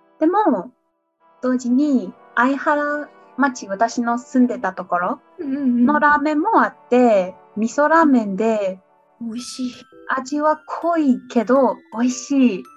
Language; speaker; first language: Japanese; non-native, fluent; English